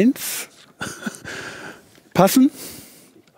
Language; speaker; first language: German; native; German